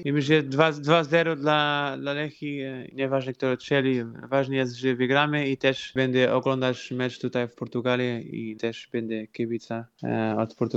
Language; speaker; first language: Polish; non-native, fluent; Portuguese